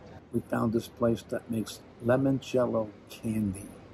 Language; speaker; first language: English; native; English